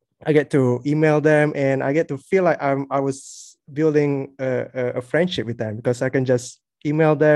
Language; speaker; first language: English; non-native, local second language; Malay